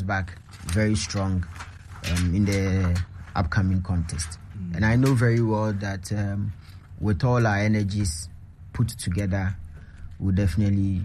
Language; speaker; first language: English; non-native, local second language; Akan